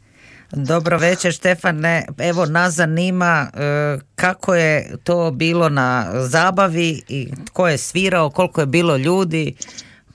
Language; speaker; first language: Croatian; native; Croatian